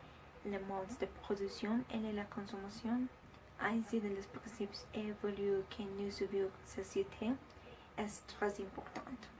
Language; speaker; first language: French; non-native, learner; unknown